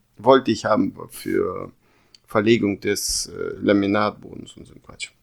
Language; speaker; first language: German; early bilingual, other home language; Russian